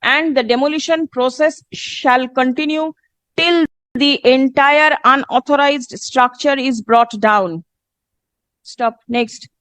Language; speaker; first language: English; non-native, local second language; Bangla